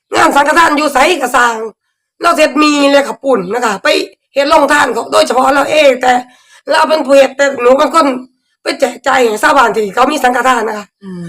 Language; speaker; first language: Thai; native; Thai